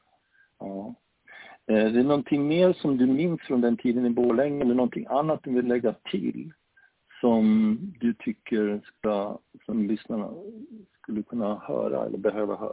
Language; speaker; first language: Swedish; native; Swedish